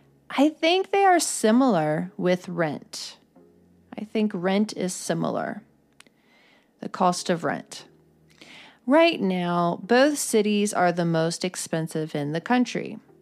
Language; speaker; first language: English; native; English